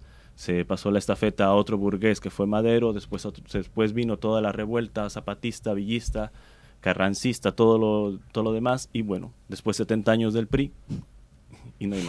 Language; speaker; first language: Spanish; native; Spanish